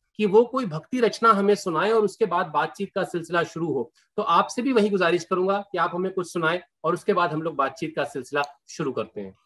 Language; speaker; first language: Hindi; native; Hindi